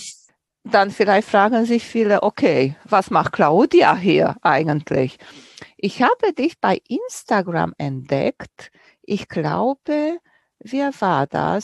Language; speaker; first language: German; non-native, fluent; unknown